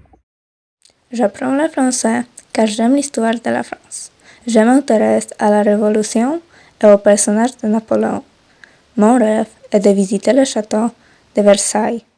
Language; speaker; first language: French; non-native, learner; Polish